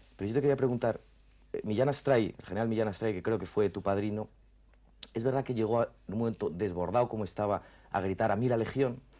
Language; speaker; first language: Spanish; native; Spanish